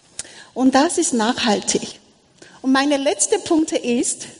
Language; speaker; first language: German; non-native, learner; Korean